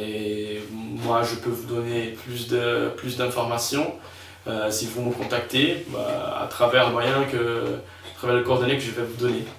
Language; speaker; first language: French; non-native, fluent; Spanish